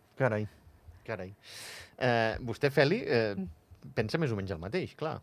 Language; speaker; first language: Catalan; native; Catalan